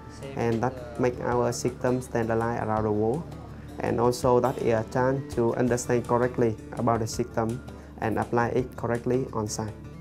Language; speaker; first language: English; non-native, fluent; Vietnamese